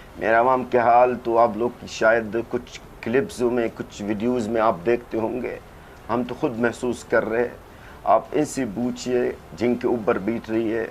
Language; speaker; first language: Urdu; non-native, fluent; Arabic